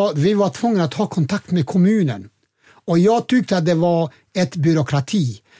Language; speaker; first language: Swedish; non-native, fluent; Albanian